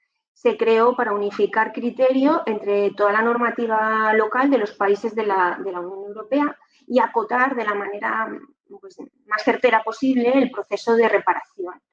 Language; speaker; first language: Spanish; native; Spanish